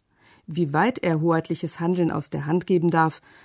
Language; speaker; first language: German; native; German